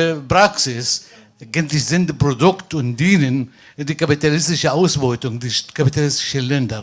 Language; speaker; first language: German; non-native, fluent; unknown